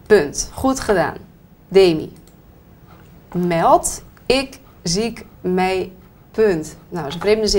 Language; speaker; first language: Dutch; native; Dutch